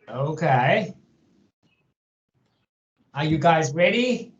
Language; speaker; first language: English; non-native, fluent; Thai